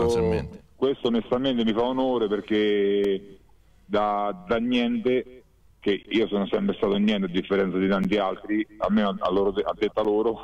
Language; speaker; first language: Italian; native; Italian